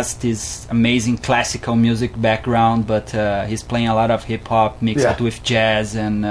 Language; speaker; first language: English; non-native, fluent; Portuguese